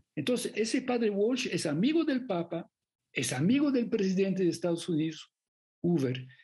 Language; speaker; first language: Spanish; non-native, fluent; French